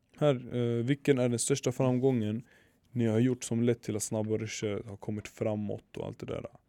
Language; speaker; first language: Swedish; early bilingual, other home language; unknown